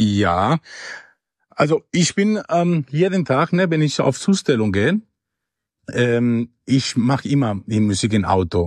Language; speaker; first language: German; non-native, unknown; Spanish